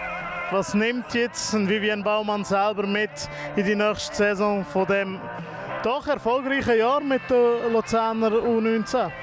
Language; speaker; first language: German; native; German